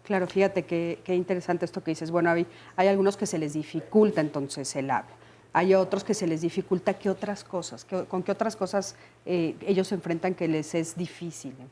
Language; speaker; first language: Spanish; native; Spanish